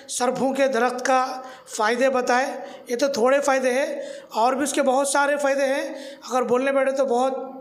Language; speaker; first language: Hindi; native; Hindi